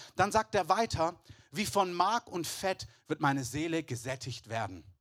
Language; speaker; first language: German; native; German